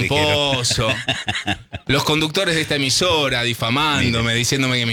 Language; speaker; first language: Spanish; native; Spanish